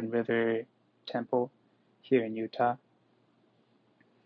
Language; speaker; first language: English; native; English